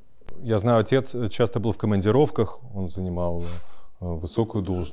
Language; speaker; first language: Russian; native; Russian